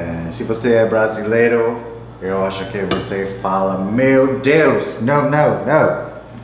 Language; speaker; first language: Portuguese; non-native, learner; English